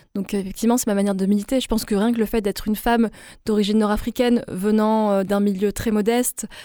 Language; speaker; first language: French; non-native, local second language; Arabic